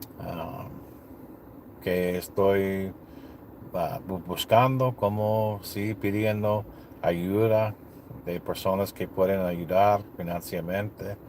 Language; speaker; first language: Spanish; non-native, learner; English